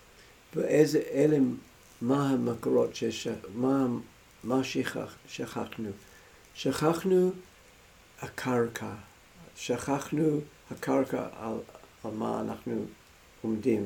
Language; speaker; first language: Hebrew; non-native, fluent; English